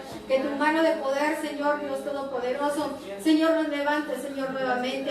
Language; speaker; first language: Spanish; native; Spanish